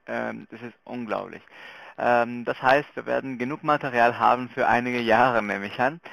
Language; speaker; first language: German; non-native, local second language; Spanish